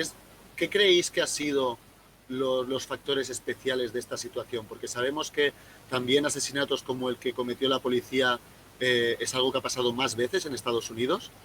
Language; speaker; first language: Spanish; native; Spanish